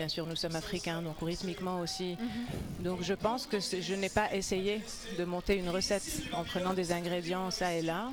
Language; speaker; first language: French; non-native, local second language; Arabic